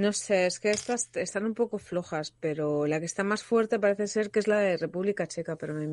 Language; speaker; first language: Spanish; native; Spanish